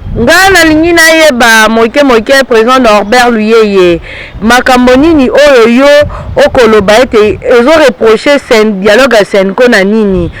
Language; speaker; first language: Lingala; native; Lingala